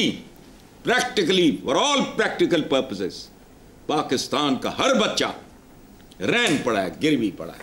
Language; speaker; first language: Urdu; non-native, local second language; Punjabi